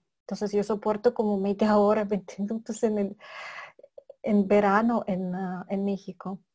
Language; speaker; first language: Spanish; non-native, fluent; Russian